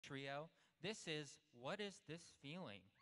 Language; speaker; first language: English; native; English